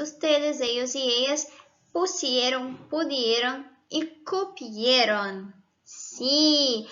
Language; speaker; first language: Spanish; non-native, fluent; Portuguese